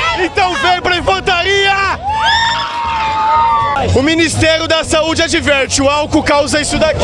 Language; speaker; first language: Portuguese; native; Portuguese